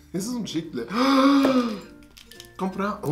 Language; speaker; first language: Spanish; non-native, learner; German